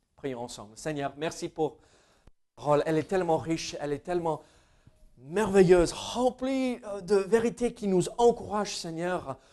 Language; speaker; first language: French; non-native, fluent; English